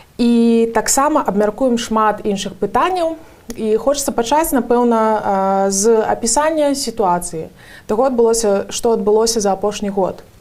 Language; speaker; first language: Belarusian; non-native, local second language; Russian